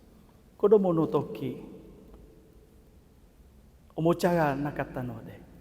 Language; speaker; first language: Japanese; non-native, fluent; Vietnamese